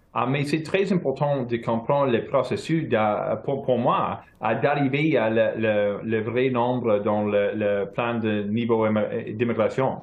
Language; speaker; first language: French; non-native, local second language; English